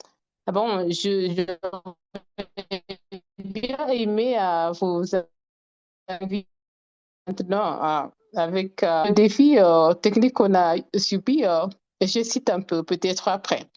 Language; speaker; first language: French; non-native, fluent; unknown